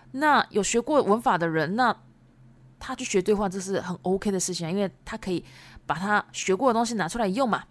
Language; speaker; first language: Chinese; early bilingual, other home language; Japanese